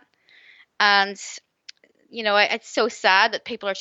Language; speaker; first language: English; native; English